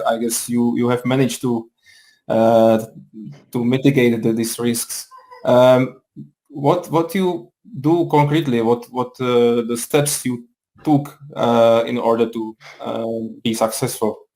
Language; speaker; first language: English; non-native, fluent; Czech